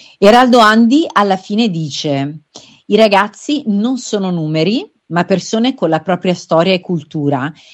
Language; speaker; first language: Italian; native; Italian